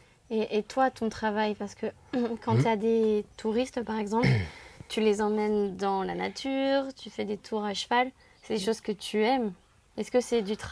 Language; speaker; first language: French; native; French